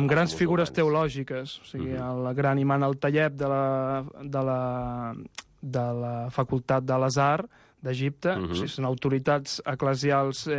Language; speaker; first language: Catalan; native; Catalan